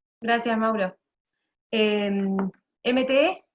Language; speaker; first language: Spanish; native; Spanish